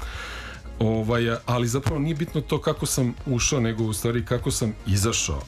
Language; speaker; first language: Serbian; native; Serbian